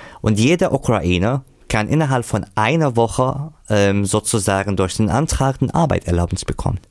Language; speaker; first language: German; non-native, fluent; Arabic